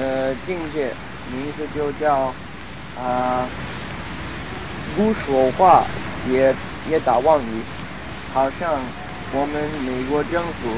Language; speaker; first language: Chinese; non-native, fluent; English